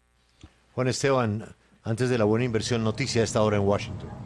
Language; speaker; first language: Spanish; native; Spanish